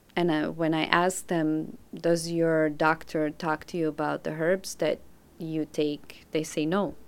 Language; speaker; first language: English; non-native, fluent; Dutch